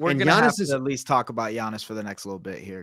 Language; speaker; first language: English; native; English